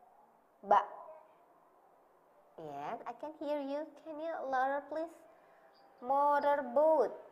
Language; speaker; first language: English; non-native, learner; Indonesian